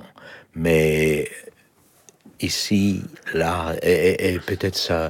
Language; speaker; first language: French; non-native, fluent; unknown